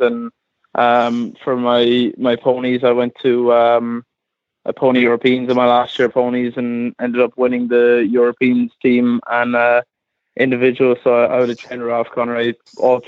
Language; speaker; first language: English; native; English